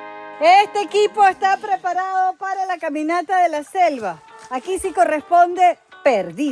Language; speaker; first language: Spanish; native; Spanish